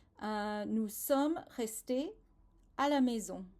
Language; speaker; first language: French; non-native, fluent; English